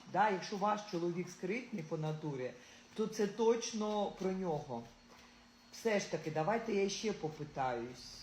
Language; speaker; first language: Ukrainian; non-native, local second language; Russian